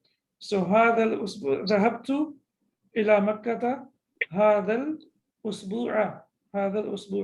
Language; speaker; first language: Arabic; non-native, fluent; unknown